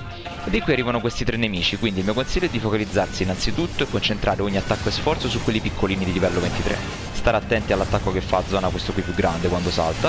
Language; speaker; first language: Italian; native; Italian